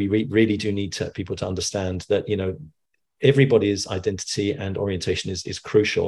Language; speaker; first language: English; native; English